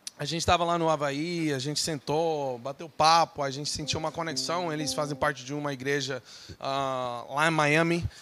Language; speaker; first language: Portuguese; non-native, fluent; English